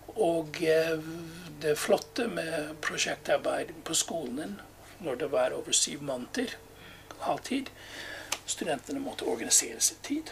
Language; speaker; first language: Norwegian; non-native, fluent; English